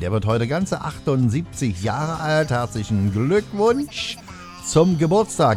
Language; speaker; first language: German; native; German